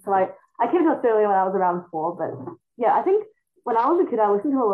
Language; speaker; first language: English; non-native, fluent; Chinese